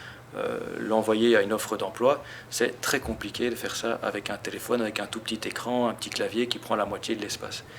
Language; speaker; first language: French; native; French